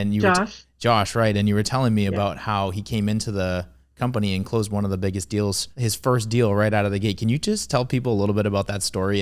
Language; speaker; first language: English; native; English